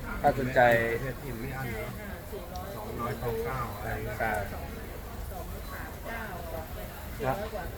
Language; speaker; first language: Thai; native; Thai